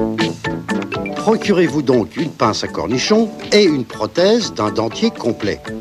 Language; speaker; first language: French; native; French